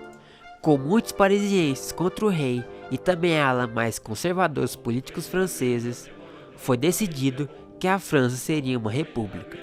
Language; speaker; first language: Portuguese; native; Portuguese